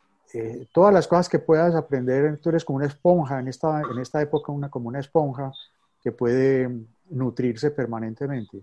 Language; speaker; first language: Spanish; native; Spanish